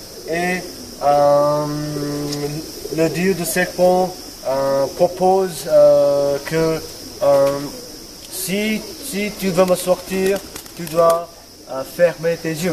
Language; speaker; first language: French; non-native, learner; Nepali